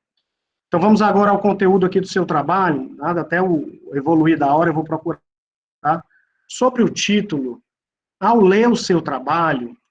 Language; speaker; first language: Portuguese; native; Portuguese